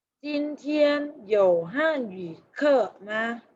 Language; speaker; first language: Chinese; non-native, fluent; Thai